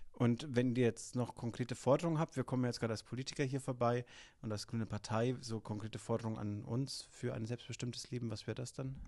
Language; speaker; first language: German; native; German